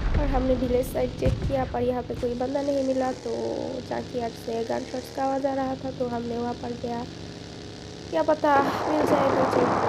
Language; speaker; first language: Hindi; non-native, fluent; Bangla